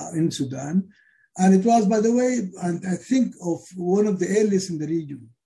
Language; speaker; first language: English; non-native, fluent; Arabic